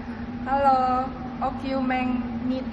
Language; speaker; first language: Cantonese; non-native, learner; Indonesian